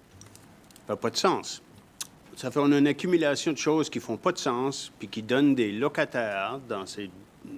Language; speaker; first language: French; native; French